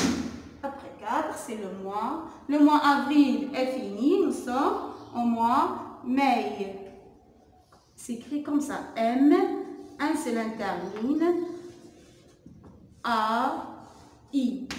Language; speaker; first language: French; non-native, local second language; Arabic